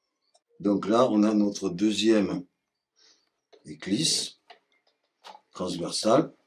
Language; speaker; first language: French; native; French